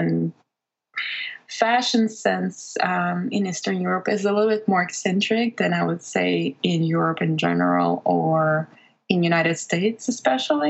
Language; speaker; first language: English; non-native, fluent; Russian